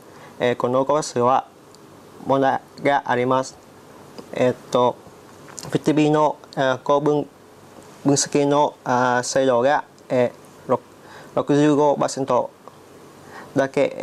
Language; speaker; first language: Japanese; non-native, learner; Vietnamese